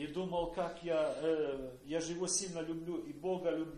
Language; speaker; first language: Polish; non-native, learner; Russian